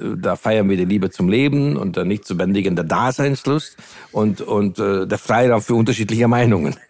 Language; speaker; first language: German; non-native, fluent; Hungarian